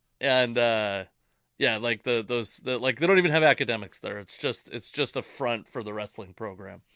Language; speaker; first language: English; native; English